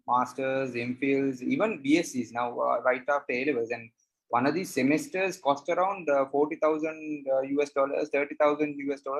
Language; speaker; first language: English; non-native, local second language; Sinhala